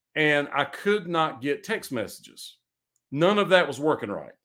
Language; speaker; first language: English; native; English